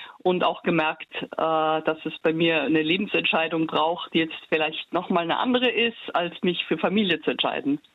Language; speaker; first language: German; early bilingual, heritage; German